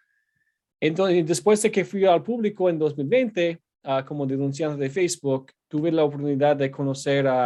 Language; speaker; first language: Spanish; non-native, fluent; English